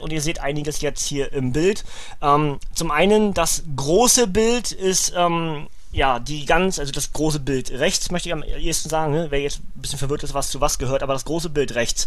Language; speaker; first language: German; native; German